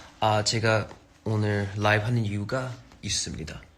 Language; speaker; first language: Korean; non-native, fluent; English